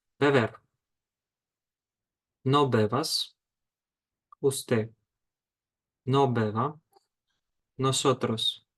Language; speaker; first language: Spanish; non-native, fluent; Ukrainian